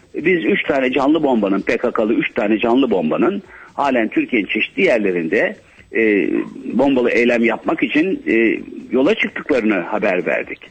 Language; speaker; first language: Turkish; native; Turkish